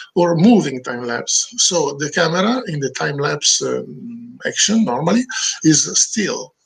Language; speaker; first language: English; non-native, learner; Italian